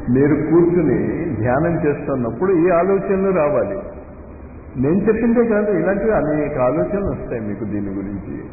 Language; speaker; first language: Telugu; non-native, fluent; Hindi